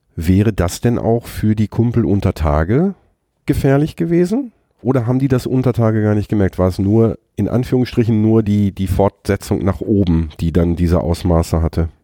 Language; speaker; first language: German; native; German